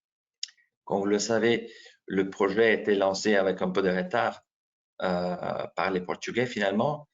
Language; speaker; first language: French; non-native, fluent; Slovenian